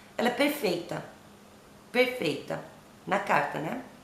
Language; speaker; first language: Portuguese; non-native, learner; Italian